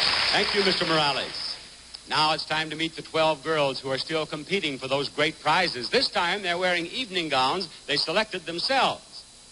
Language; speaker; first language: English; native; English